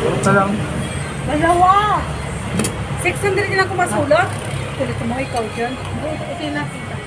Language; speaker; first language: Filipino; non-native, learner; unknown